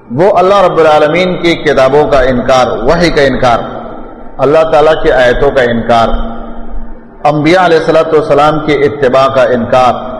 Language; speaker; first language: Urdu; non-native, local second language; Pashto